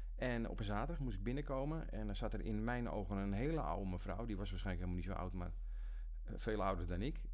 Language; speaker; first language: Dutch; native; Dutch